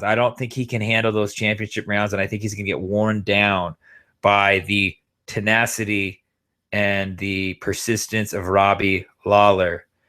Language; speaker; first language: English; native; English